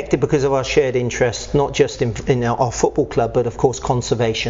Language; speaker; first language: English; native; English